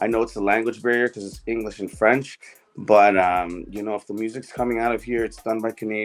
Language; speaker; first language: English; native; English